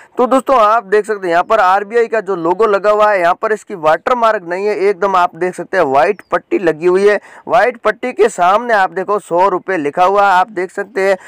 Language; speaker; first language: Hindi; native; Hindi